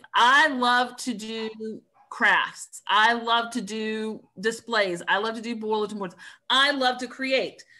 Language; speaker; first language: English; native; English